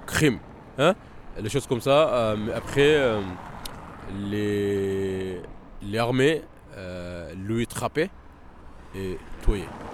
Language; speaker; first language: French; non-native, fluent; Arabic